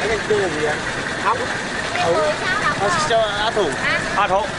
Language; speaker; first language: Chinese; non-native, fluent; Vietnamese